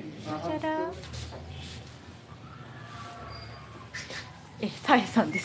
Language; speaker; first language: Japanese; native; Japanese